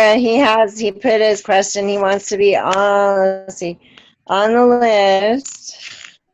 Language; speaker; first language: English; native; English